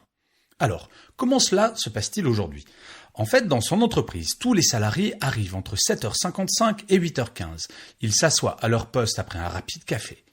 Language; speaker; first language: French; native; French